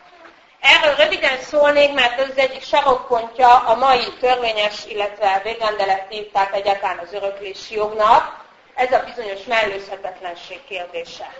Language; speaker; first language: Hungarian; native; Hungarian